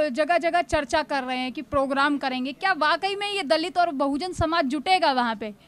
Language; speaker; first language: Hindi; native; Hindi